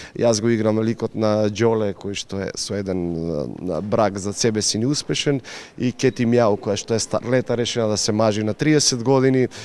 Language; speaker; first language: Macedonian; native; Macedonian